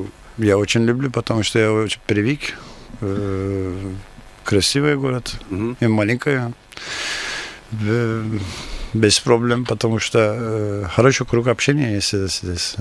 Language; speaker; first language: Russian; non-native, learner; Turkish